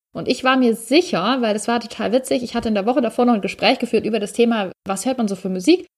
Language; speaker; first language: German; native; German